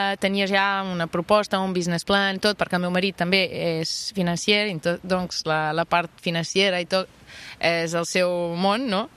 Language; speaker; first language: Catalan; non-native, fluent; Portuguese